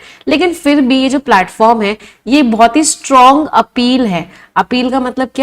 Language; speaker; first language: Hindi; native; Hindi